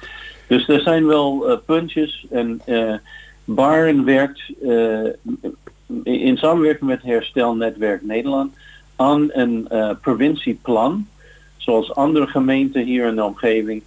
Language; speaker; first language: Dutch; non-native, fluent; English